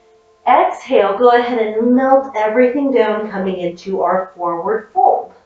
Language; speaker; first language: English; native; English